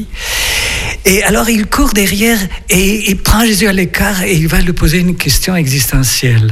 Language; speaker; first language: French; non-native, fluent; Spanish